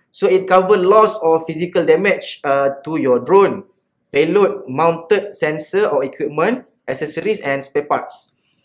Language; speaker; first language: English; non-native, local second language; Malay